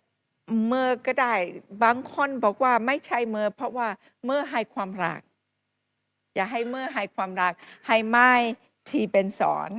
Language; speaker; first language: Thai; non-native, fluent; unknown